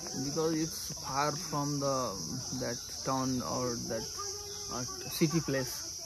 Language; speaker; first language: English; non-native, fluent; Nepali